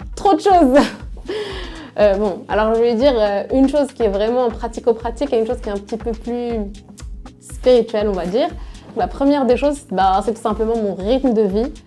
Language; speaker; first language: French; non-native, local second language; Arabic